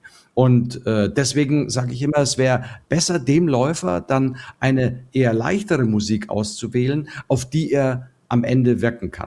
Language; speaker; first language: German; native; German